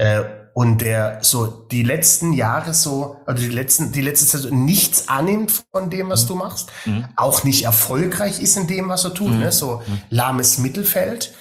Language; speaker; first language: German; native; German